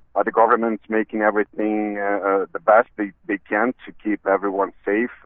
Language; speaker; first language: English; non-native, fluent; Portuguese